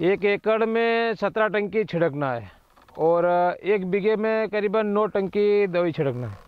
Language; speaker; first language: Hindi; native; Hindi